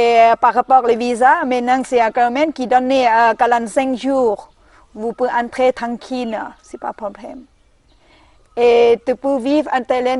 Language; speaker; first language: French; non-native, learner; Thai